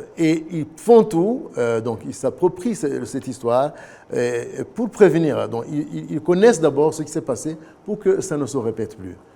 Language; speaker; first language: French; non-native, local second language; Kinyarwanda